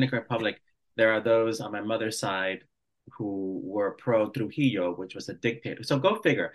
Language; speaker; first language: English; early bilingual, other home language; Spanish